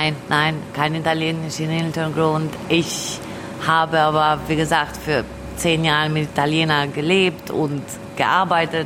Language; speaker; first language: German; early bilingual, other home language; Albanian